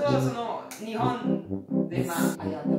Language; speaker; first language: Japanese; non-native, learner; Italian